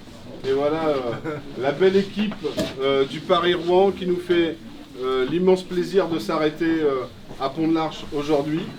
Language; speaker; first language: French; native; French